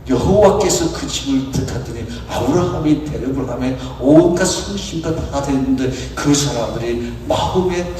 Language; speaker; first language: Korean; native; Korean